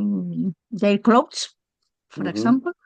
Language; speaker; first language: English; non-native, learner; Spanish